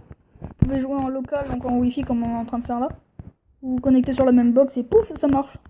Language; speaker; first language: French; native; French